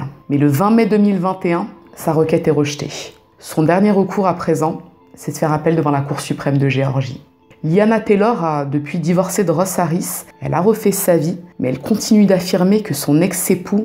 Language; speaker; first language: French; native; French